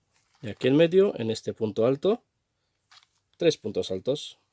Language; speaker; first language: Spanish; native; Spanish